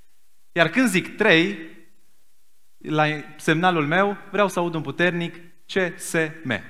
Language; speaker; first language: Romanian; native; Romanian